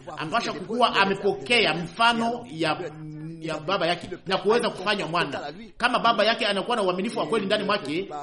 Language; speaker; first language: Swahili; native; Swahili